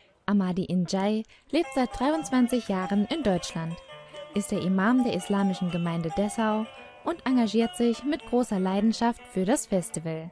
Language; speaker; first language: German; native; German